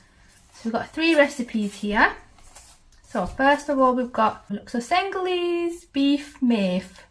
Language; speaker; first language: English; native; English